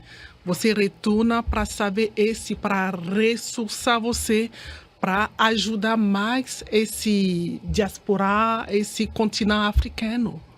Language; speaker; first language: Portuguese; non-native, learner; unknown